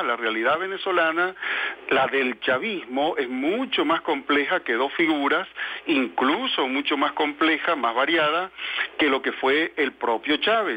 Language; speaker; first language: Spanish; native; Spanish